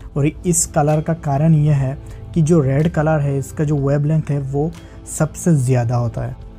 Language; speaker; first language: Hindi; native; Hindi